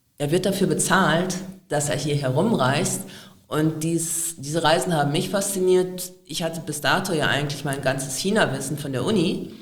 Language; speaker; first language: German; native; German